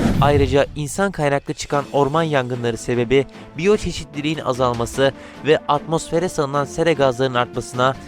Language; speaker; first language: Turkish; native; Turkish